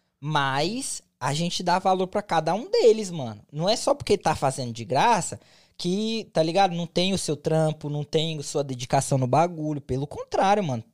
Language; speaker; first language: Portuguese; native; Portuguese